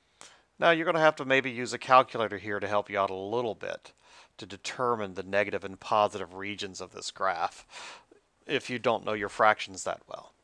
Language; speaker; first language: English; native; English